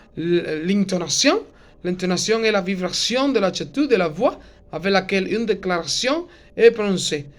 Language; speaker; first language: French; non-native, learner; Spanish